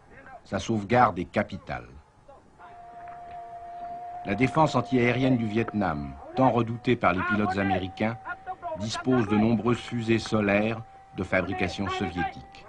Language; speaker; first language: French; native; French